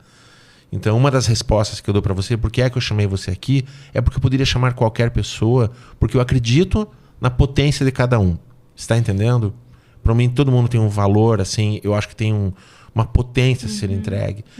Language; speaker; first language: Portuguese; native; Portuguese